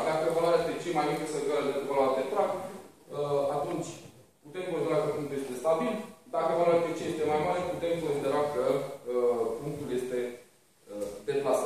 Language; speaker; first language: Romanian; native; Romanian